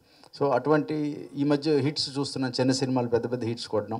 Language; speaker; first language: Telugu; native; Telugu